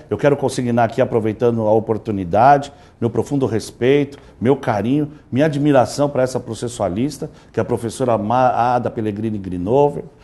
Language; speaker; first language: Portuguese; native; Portuguese